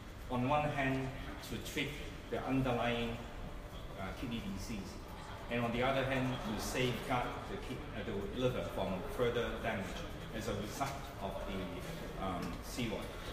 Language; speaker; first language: English; non-native, local second language; Cantonese